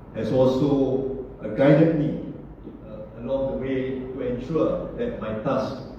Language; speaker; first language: English; non-native, local second language; Malay